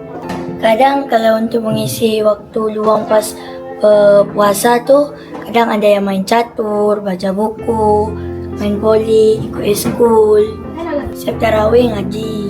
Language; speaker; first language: Indonesian; native; Indonesian